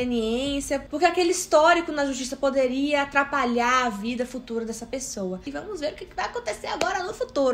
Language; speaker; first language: Portuguese; native; Portuguese